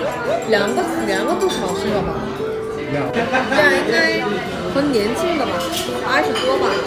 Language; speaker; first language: Chinese; non-native, fluent; Korean